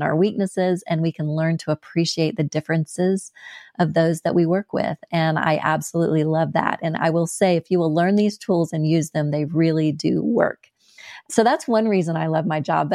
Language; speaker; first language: English; native; English